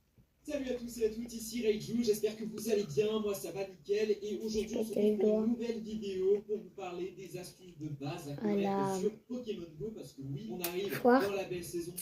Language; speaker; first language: French; native; French